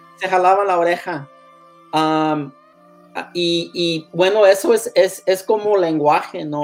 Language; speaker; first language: Spanish; non-native, learner; English